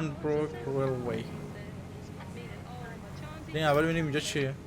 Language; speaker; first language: Persian; native; Persian